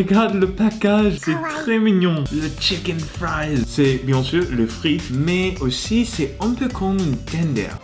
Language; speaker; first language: French; non-native, learner; English